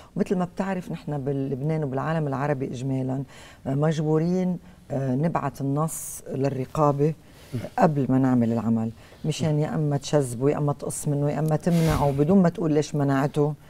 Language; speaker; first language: Arabic; native; Arabic